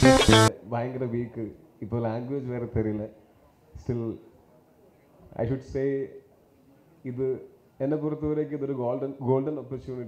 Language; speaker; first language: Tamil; non-native, learner; Malayalam